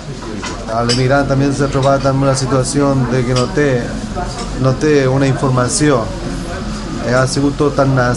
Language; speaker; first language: Catalan; non-native, learner; Spanish